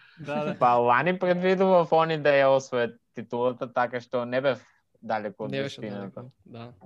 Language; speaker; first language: Macedonian; native; Macedonian